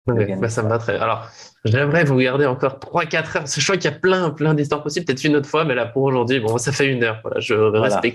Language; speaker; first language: French; native; French